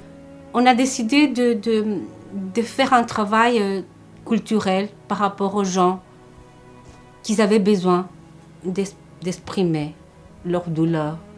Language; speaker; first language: French; non-native, fluent; Spanish